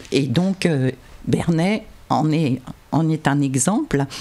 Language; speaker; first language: French; native; French